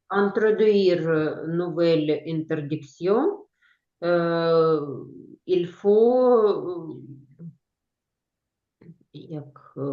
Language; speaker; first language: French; non-native, learner; Ukrainian